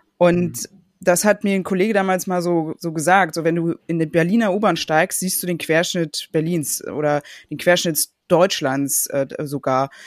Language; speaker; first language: German; native; German